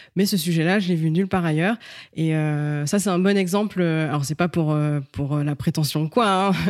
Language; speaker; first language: French; native; French